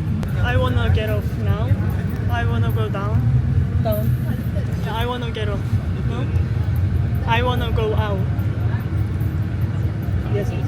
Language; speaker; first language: English; non-native, learner; Korean